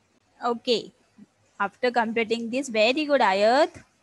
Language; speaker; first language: English; non-native, local second language; Hindi